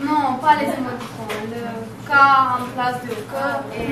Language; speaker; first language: French; non-native, learner; Romanian